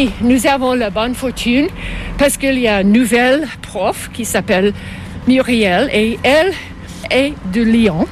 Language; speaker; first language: French; non-native, local second language; English